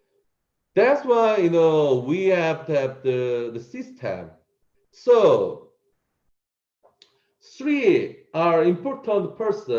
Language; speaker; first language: English; non-native, learner; Korean